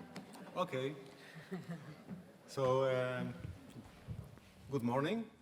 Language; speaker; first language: English; non-native, fluent; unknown